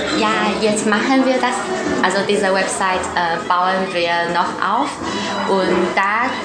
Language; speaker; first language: German; non-native, learner; Chinese